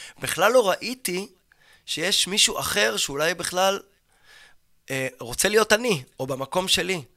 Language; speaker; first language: Hebrew; native; Hebrew